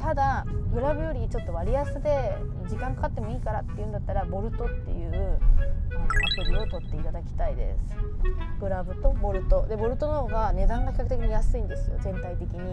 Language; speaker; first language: Japanese; native; Japanese